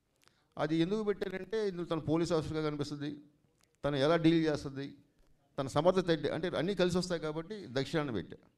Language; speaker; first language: Telugu; native; Telugu